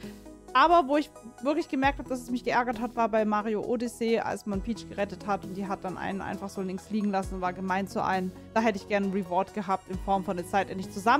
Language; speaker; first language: German; native; German